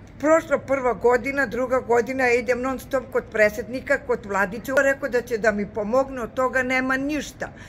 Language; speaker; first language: Serbian; non-native, local second language; Albanian